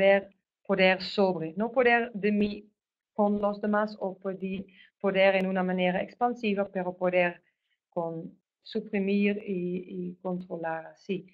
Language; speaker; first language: Spanish; non-native, fluent; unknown